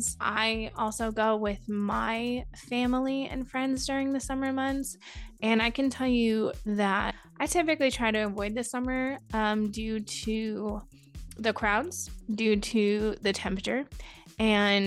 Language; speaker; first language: English; native; English